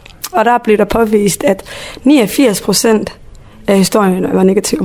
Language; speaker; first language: Danish; early bilingual, other home language; Somali